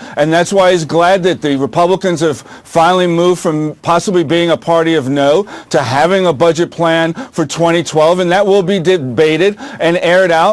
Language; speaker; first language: English; native; English